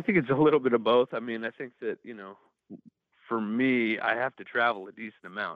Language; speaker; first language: English; native; English